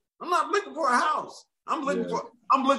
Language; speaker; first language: English; native; English